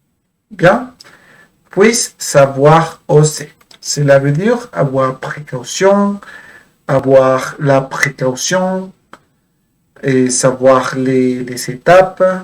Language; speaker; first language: French; non-native, fluent; Spanish